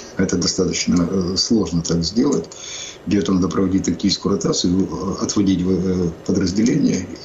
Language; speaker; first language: Russian; non-native, local second language; Ukrainian